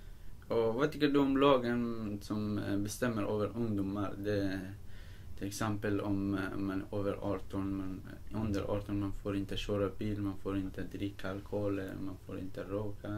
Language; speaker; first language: Swedish; non-native, learner; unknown